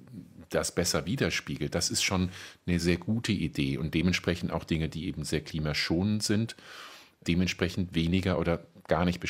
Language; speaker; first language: German; native; German